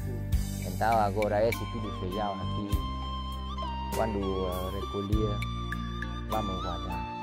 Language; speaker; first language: Portuguese; non-native, learner; Vietnamese